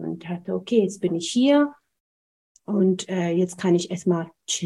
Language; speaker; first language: German; non-native, fluent; Amharic